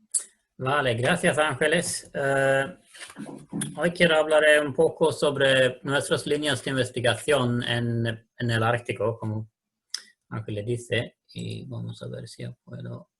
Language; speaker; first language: Spanish; non-native, learner; Swedish